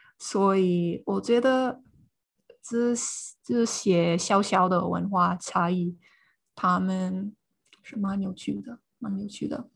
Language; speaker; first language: Chinese; non-native, fluent; English